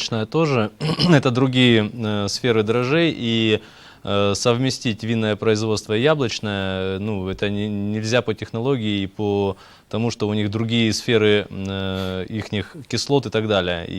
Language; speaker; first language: Russian; native; Russian